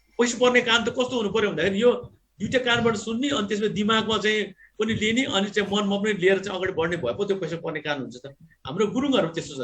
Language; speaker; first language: Nepali; non-native, local second language; Gurung